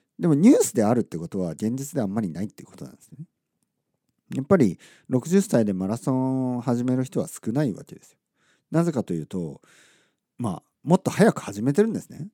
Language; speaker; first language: Japanese; native; Japanese